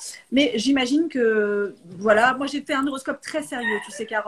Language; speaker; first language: French; native; French